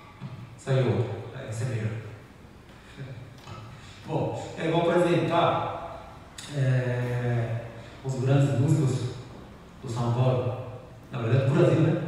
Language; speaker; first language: Portuguese; non-native, fluent; Japanese